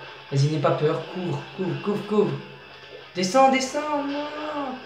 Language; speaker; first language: French; native; French